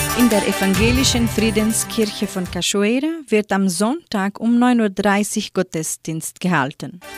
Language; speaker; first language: German; native; German